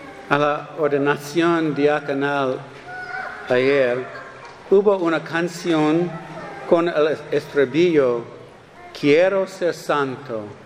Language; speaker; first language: Spanish; non-native, learner; English